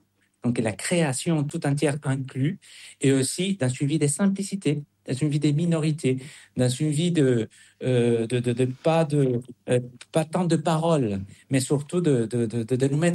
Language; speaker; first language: French; non-native, fluent; Spanish